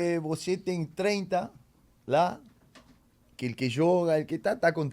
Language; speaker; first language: Portuguese; non-native, learner; Spanish